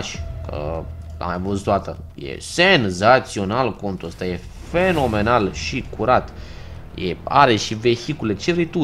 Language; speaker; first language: Romanian; native; Romanian